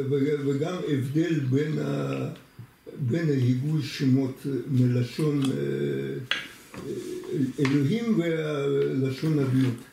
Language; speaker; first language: Hebrew; non-native, fluent; Russian